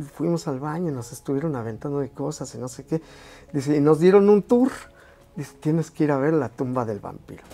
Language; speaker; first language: Spanish; native; Spanish